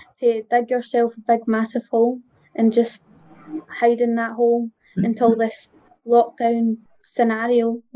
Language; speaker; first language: English; native; English